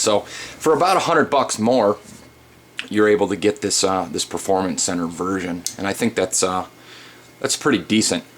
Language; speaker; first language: English; native; English